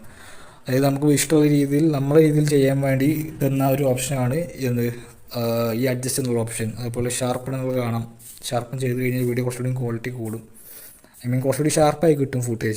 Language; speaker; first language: Malayalam; native; Malayalam